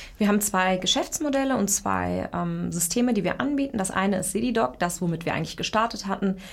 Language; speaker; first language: German; early bilingual, other home language; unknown